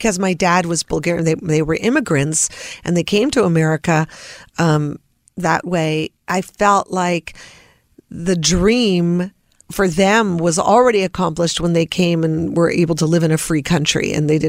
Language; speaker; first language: English; native; English